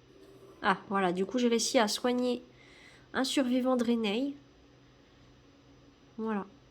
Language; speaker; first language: French; native; French